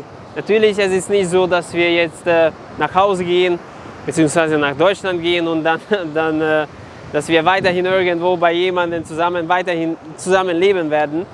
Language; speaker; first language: German; non-native, fluent; Serbian